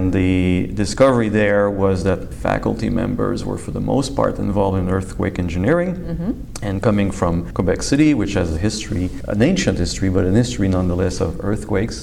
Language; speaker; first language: English; native; English